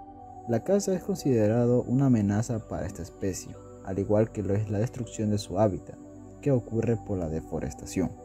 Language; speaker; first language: Spanish; native; Spanish